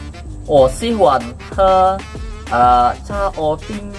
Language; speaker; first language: Chinese; non-native, learner; Malay